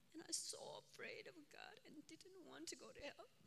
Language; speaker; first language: English; non-native, fluent; Korean